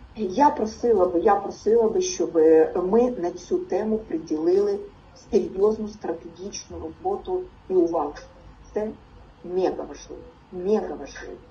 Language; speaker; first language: Ukrainian; non-native, local second language; Russian